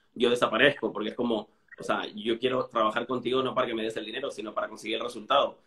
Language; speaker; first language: Spanish; native; Spanish